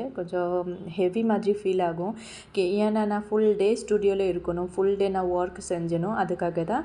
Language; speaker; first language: Tamil; non-native, fluent; Assamese